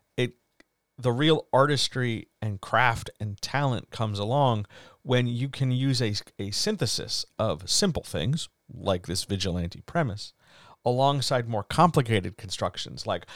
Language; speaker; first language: English; native; English